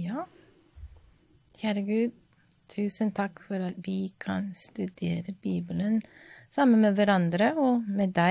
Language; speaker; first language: Norwegian; non-native, fluent; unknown